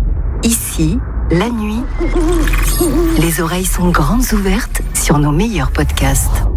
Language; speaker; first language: French; native; French